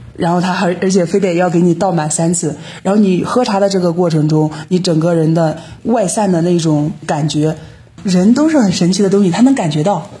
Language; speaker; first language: Chinese; native; Chinese